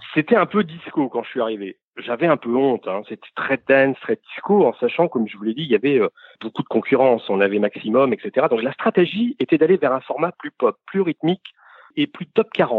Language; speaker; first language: French; native; French